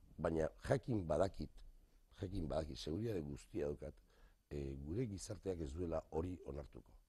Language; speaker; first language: Basque; native; Basque